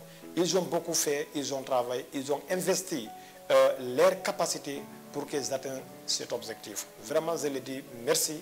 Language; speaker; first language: French; non-native, local second language; Fula